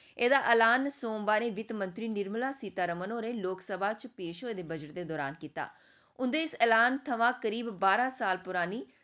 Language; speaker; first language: Punjabi; non-native, local second language; Dogri